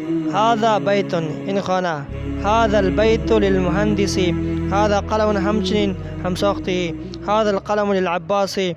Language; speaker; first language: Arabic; non-native, fluent; Persian